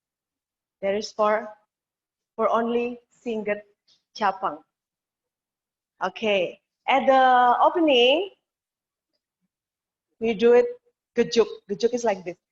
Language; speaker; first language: English; non-native, learner; Indonesian